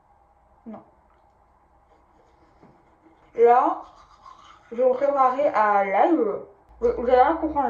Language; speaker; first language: French; native; French